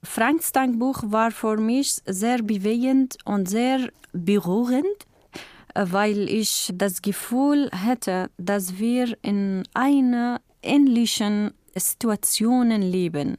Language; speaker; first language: German; non-native, learner; Kurdish